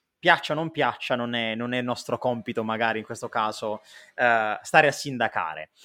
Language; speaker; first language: Italian; native; Italian